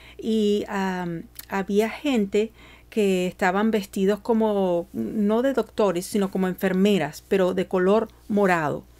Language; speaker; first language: Spanish; early bilingual, heritage; Spanish